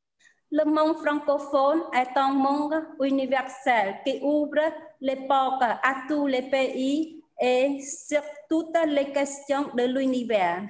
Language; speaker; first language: French; non-native, fluent; Khmer